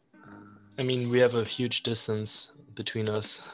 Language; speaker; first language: English; non-native, fluent; German